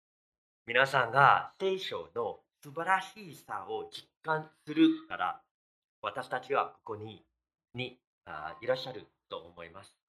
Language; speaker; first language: Japanese; non-native, fluent; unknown